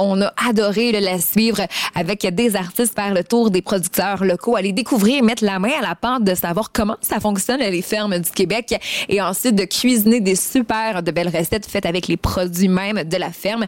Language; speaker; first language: French; native; French